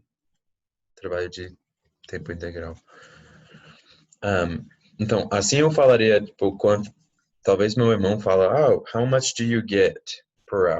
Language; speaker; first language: Portuguese; non-native, fluent; English